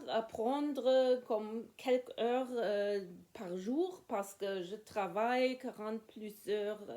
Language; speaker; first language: French; non-native, learner; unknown